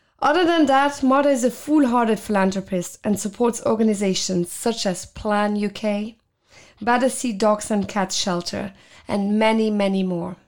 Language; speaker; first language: English; non-native, fluent; Luxembourgish